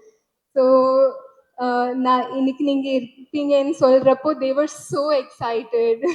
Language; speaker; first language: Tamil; non-native, learner; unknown